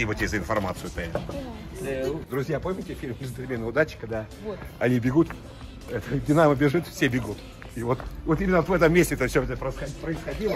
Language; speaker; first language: Russian; native; Russian